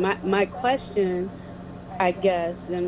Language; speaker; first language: English; native; English